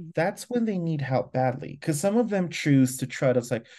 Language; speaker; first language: English; non-native, local second language; Filipino